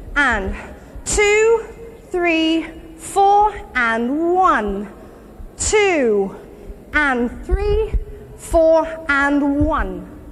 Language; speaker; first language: English; native; English